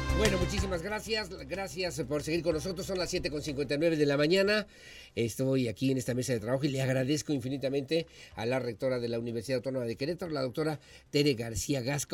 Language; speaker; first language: Spanish; native; Spanish